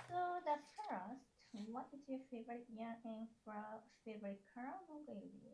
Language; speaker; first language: English; non-native, learner; Japanese